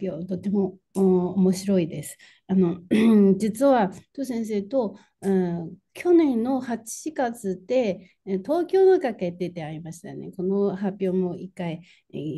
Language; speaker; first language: Japanese; non-native, fluent; Chinese